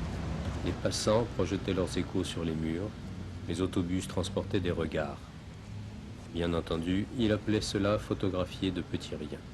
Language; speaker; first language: French; native; French